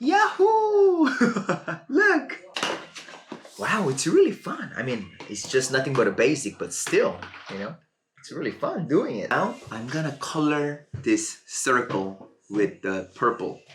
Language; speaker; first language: English; non-native, fluent; Korean